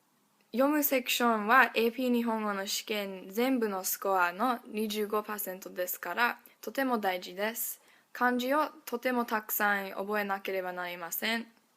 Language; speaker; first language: Japanese; non-native, learner; English